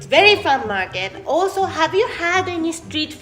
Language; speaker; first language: English; non-native, fluent; Japanese